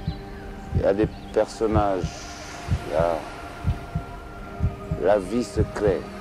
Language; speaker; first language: French; non-native, local second language; Wolof